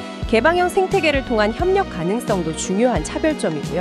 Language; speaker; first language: Korean; native; Korean